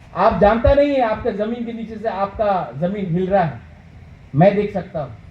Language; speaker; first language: Hindi; non-native, local second language; Bangla